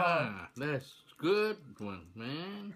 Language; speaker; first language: English; non-native, learner; Lao